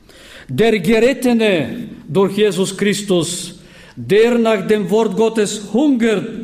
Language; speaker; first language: German; non-native, fluent; Bulgarian